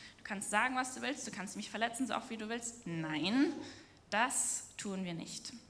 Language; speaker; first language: German; native; German